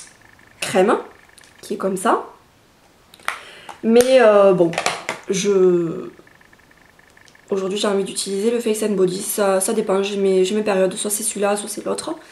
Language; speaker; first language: French; native; French